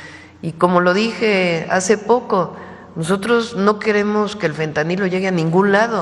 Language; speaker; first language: Spanish; native; Spanish